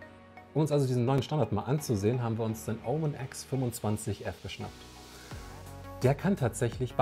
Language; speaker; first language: German; native; German